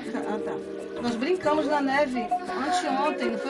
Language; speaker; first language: Portuguese; native; Portuguese